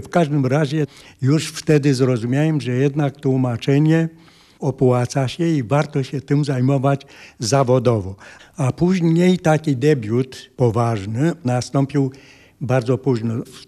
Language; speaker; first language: Polish; non-native, fluent; Romanian